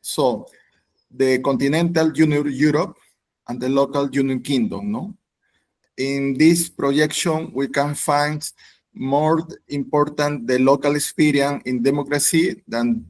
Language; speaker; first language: English; non-native, learner; Spanish